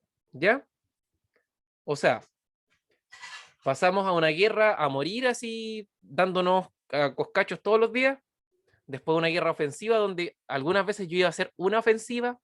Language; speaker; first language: Spanish; native; Spanish